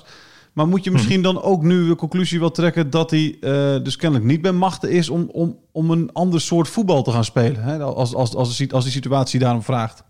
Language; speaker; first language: Dutch; native; Dutch